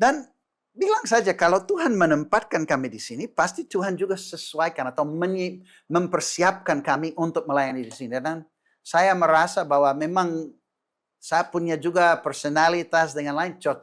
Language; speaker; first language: Indonesian; non-native, fluent; English